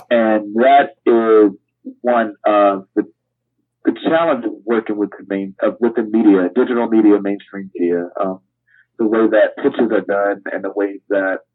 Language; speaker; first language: English; native; English